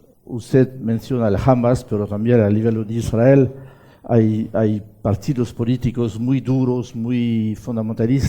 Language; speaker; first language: Spanish; non-native, fluent; French